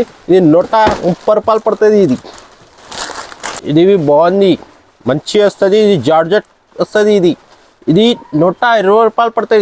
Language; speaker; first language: Telugu; non-native, local second language; Urdu